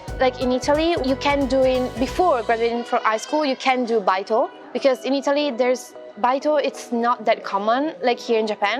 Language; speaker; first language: English; non-native, fluent; Italian